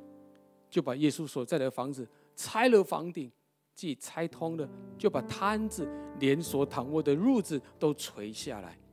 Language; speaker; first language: Chinese; native; Chinese